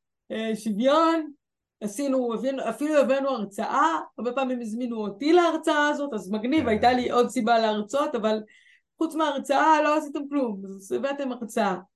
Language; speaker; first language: Hebrew; native; Hebrew